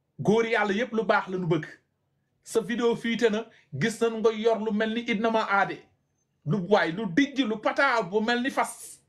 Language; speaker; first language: Wolof; non-native, local second language; Fula